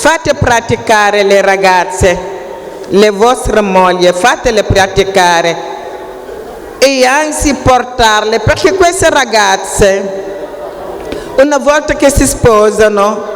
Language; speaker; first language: Italian; non-native, fluent; Wolof